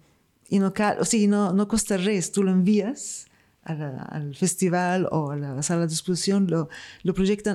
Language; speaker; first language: Catalan; non-native, fluent; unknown